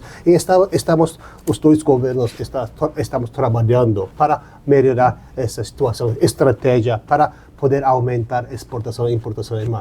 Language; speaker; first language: Portuguese; non-native, learner; Japanese